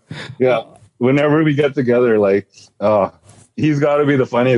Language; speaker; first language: English; native; English